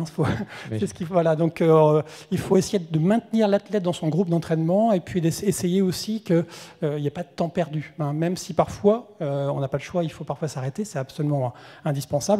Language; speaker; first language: French; native; French